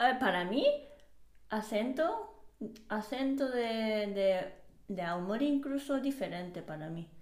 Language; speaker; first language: Spanish; non-native, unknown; Japanese